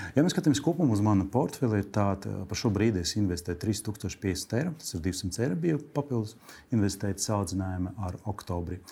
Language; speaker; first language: Latvian; non-native, local second language; Russian